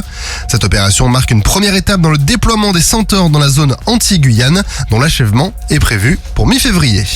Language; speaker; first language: French; native; French